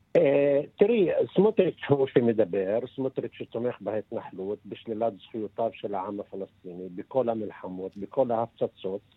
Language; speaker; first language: Hebrew; non-native, local second language; Arabic